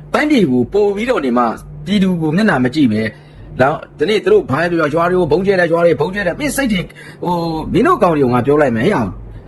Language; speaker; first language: Burmese; native; Burmese